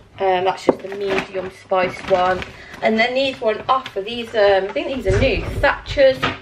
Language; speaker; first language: English; native; English